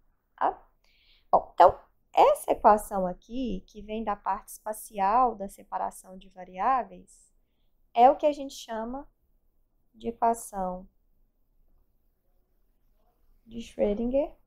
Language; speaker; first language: Portuguese; native; Portuguese